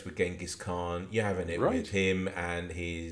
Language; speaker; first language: English; native; English